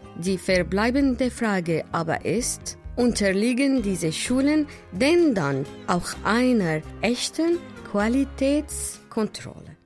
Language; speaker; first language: German; non-native, fluent; Arabic